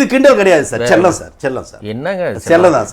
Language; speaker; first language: Tamil; native; Tamil